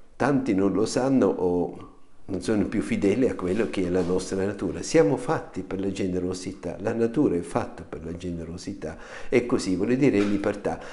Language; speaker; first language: Italian; non-native, fluent; German